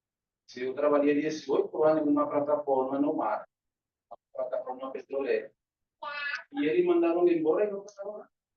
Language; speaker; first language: Portuguese; non-native, learner; Spanish